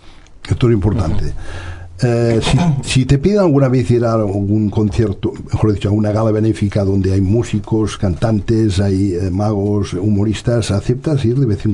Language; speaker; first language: Spanish; non-native, local second language; Catalan